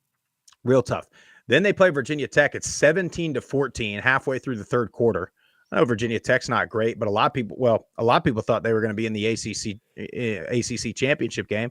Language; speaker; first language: English; native; English